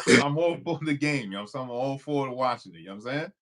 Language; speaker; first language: English; native; English